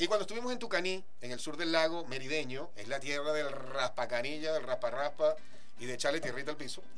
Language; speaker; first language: Spanish; native; Spanish